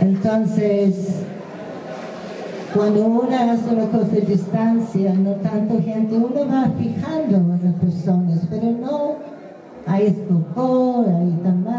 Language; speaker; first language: Spanish; non-native, fluent; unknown